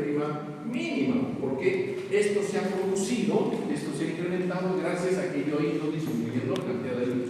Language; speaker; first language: Spanish; native; Spanish